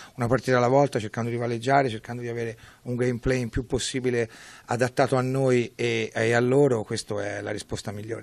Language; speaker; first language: Italian; native; Italian